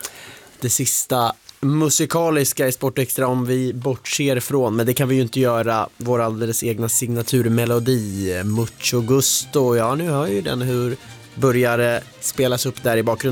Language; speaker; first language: Swedish; native; Swedish